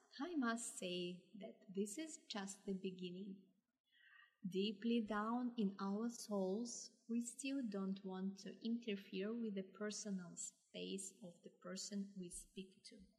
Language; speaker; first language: English; non-native, fluent; Russian